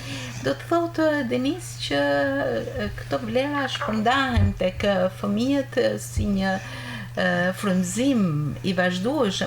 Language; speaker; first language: Albanian; native; Albanian